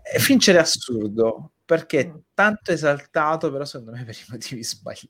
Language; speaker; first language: Italian; native; Italian